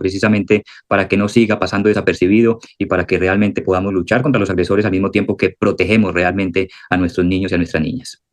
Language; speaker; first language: Spanish; native; Spanish